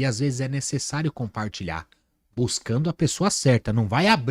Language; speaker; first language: Portuguese; native; Portuguese